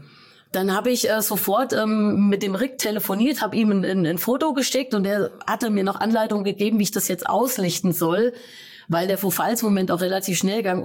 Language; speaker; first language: German; native; German